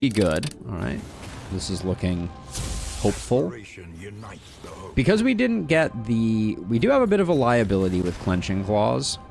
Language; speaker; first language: English; native; English